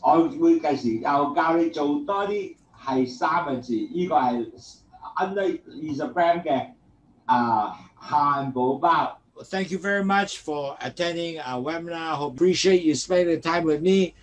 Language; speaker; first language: English; non-native, local second language; Cantonese